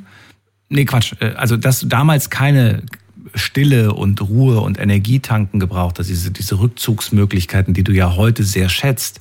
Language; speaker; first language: German; native; German